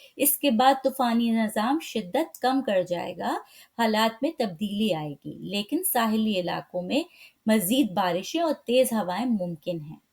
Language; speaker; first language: Urdu; native; Urdu